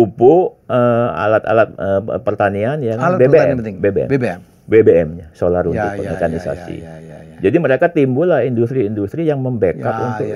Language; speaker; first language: Indonesian; native; Indonesian